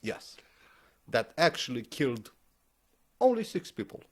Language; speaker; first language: English; non-native, fluent; Romanian